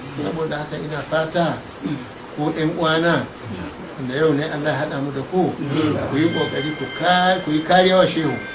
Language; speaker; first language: Hausa; non-native, local second language; Arabic